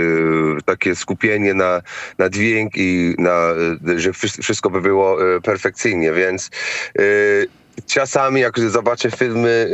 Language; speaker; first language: Polish; non-native, fluent; English